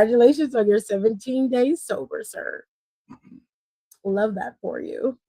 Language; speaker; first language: English; native; English